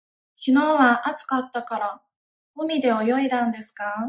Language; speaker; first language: Japanese; non-native, fluent; Chinese